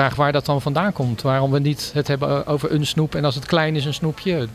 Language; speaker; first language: Dutch; native; Dutch